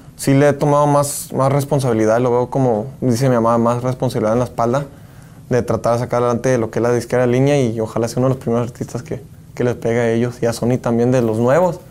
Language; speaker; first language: Spanish; early bilingual, heritage; Spanish